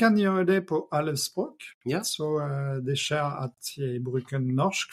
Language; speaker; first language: Norwegian; non-native, fluent; French